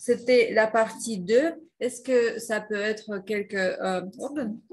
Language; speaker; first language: French; non-native, fluent; Russian